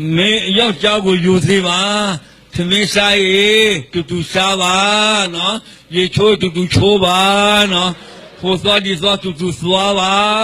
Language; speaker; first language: Burmese; non-native, local second language; Karen languages